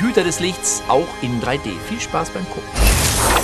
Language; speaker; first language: German; native; German